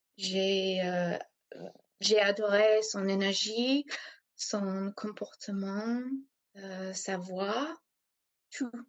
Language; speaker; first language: French; non-native, fluent; English